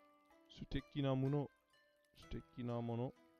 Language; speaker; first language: Japanese; non-native, learner; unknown